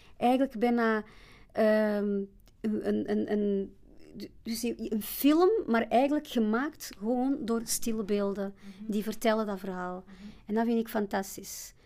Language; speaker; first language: Dutch; non-native, fluent; Portuguese